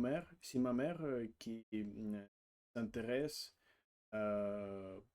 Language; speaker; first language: French; non-native, learner; Russian